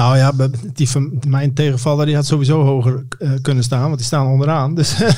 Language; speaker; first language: Dutch; native; Dutch